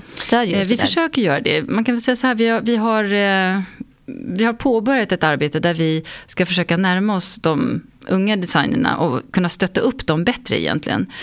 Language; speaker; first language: Swedish; native; Swedish